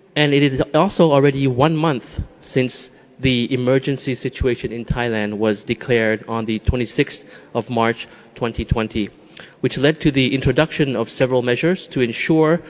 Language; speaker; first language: English; non-native, fluent; Thai